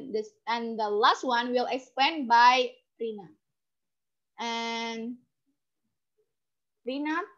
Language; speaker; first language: English; non-native, learner; Indonesian